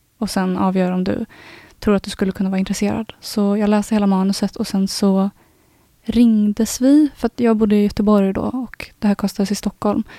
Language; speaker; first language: Swedish; native; Swedish